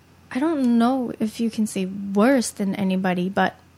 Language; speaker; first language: English; early bilingual, other home language; Japanese